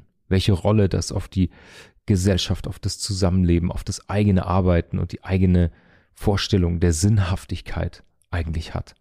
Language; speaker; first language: German; native; German